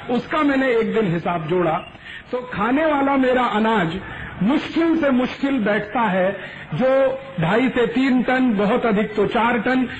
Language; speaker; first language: Hindi; native; Hindi